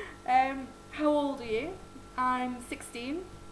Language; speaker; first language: English; native; English